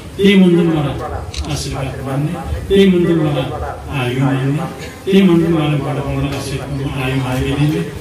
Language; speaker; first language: Nepali; non-native, local second language; Limbu